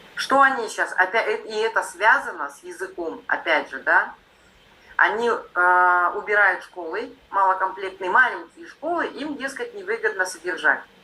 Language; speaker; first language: Russian; non-native, local second language; Yakut